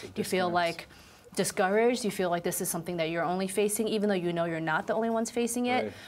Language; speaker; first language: English; native; English